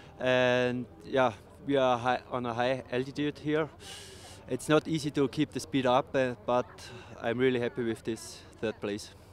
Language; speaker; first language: English; non-native, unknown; German